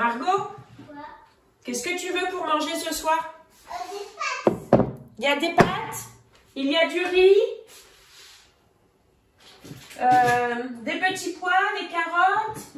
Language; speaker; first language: French; native; French